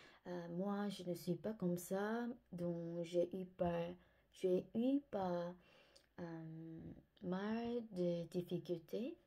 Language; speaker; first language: French; non-native, fluent; Korean